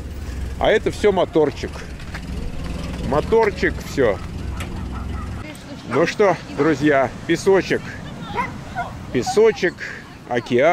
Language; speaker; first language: Russian; native; Russian